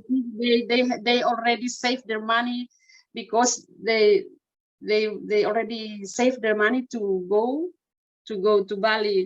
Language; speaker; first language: English; non-native, learner; Indonesian